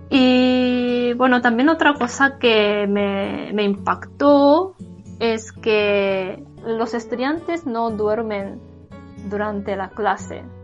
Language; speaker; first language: Spanish; non-native, fluent; Japanese